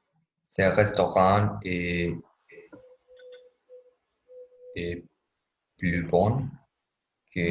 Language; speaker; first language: French; non-native, learner; Spanish